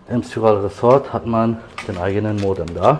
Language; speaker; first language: German; native; German